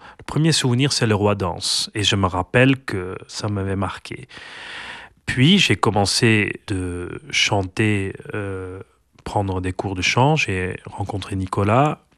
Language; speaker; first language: French; non-native, local second language; Dutch